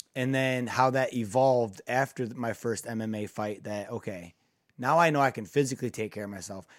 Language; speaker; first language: English; native; English